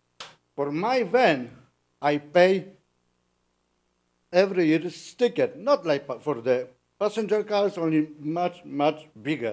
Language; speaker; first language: English; non-native, learner; Polish